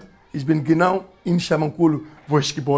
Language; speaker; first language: German; non-native, learner; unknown